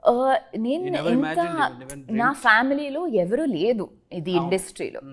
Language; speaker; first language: Telugu; non-native, learner; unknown